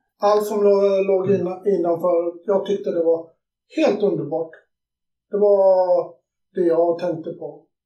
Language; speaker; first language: Swedish; native; Swedish